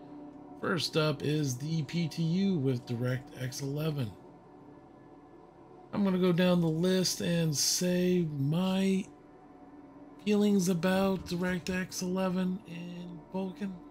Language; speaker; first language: English; native; English